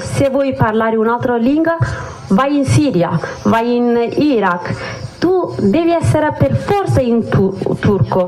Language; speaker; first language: Italian; non-native, learner; Kurdish